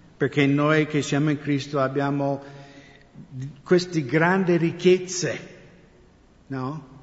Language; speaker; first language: Italian; non-native, fluent; English